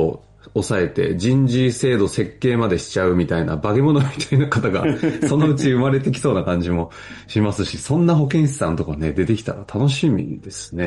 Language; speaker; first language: Japanese; native; Japanese